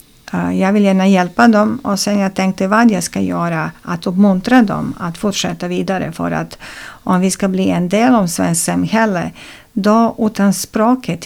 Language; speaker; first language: Swedish; non-native, fluent; Serbian